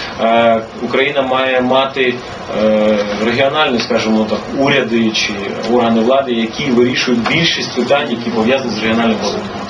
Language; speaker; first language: Ukrainian; native; Ukrainian